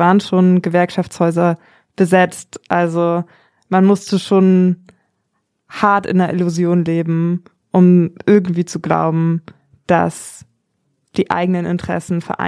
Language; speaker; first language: German; native; German